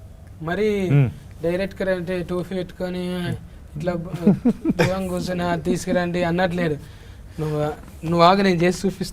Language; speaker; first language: Telugu; native; Telugu